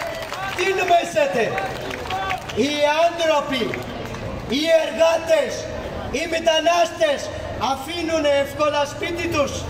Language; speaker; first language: Greek; non-native, fluent; Urdu